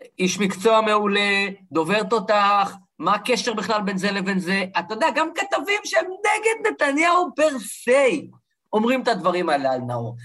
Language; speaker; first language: Hebrew; early bilingual, other home language; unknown